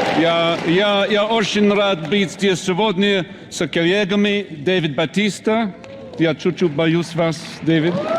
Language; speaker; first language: Russian; non-native, learner; English